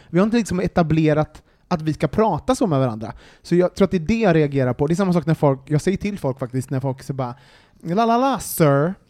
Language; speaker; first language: Swedish; native; Swedish